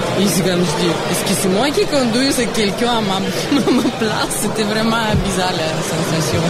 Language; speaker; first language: French; non-native, learner; Russian